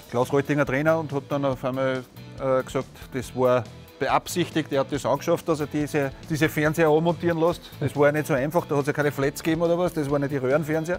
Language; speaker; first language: German; native; German